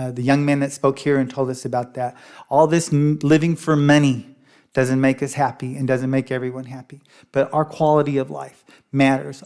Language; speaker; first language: English; native; English